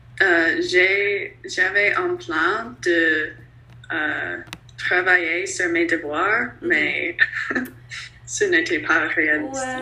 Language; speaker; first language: French; non-native, learner; English